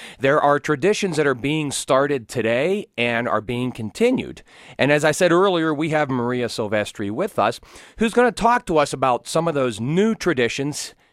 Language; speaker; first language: English; native; English